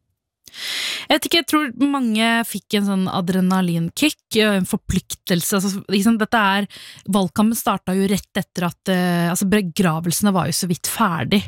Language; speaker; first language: Norwegian; early bilingual, other home language; Tamil